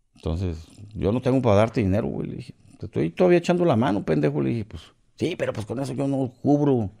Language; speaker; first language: Spanish; native; Spanish